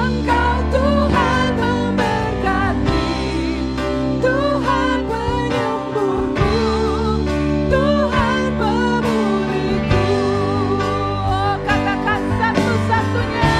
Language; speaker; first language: Indonesian; native; Indonesian